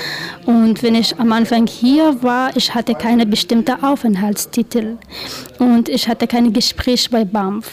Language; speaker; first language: German; non-native, learner; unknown